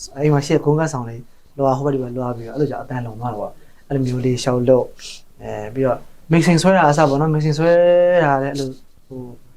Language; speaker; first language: Burmese; native; Burmese